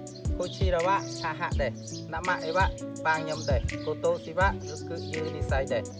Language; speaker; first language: Japanese; non-native, learner; Khmer